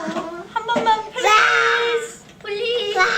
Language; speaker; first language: Korean; native; Korean